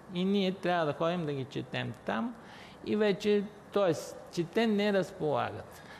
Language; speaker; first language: Bulgarian; native; Bulgarian